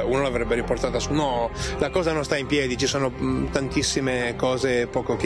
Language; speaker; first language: Italian; native; Italian